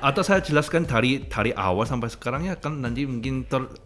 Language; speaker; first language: Indonesian; non-native, fluent; Korean